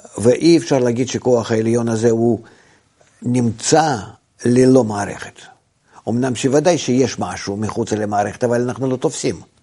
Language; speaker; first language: Hebrew; non-native, fluent; Russian